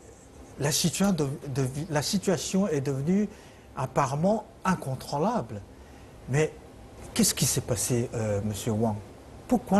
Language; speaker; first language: French; non-native, fluent; Chinese